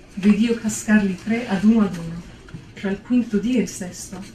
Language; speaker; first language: Italian; non-native, fluent; English